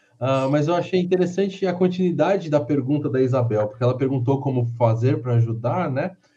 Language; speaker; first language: Portuguese; native; Portuguese